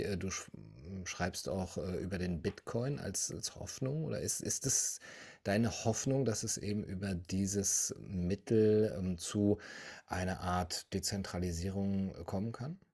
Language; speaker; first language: German; native; German